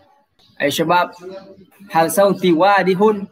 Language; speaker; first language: Arabic; non-native, fluent; Indonesian